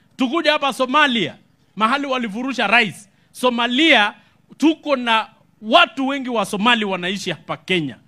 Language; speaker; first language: Swahili; non-native, local second language; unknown